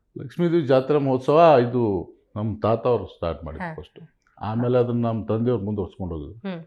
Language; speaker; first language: Kannada; native; Kannada